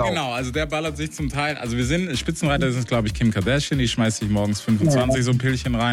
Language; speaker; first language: German; native; German